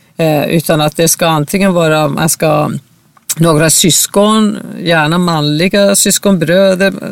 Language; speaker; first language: Swedish; non-native, fluent; Persian